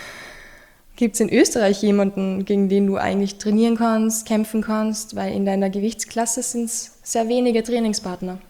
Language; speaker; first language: German; native; German